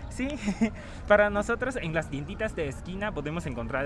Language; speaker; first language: Spanish; non-native, fluent; Chinese